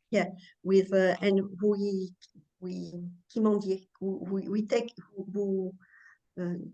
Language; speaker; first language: English; non-native, learner; French